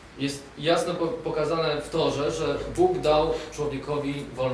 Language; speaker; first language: Polish; native; Polish